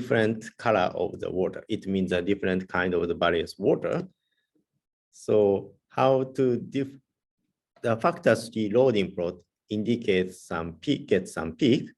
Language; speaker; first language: English; non-native, learner; Japanese